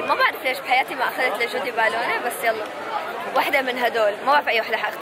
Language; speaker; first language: Arabic; native; Arabic